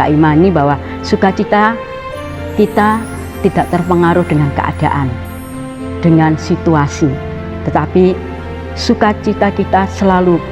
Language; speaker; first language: Indonesian; native; Indonesian